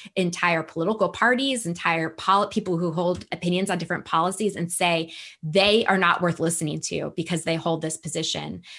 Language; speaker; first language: English; native; English